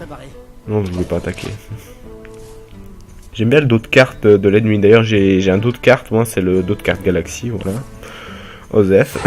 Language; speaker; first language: French; native; French